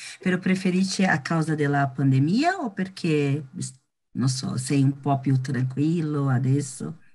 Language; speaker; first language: Italian; non-native, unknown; Portuguese